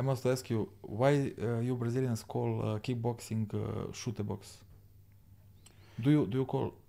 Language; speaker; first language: English; non-native, learner; Serbian